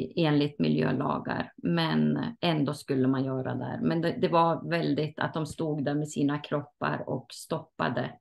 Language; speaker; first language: Swedish; native; Swedish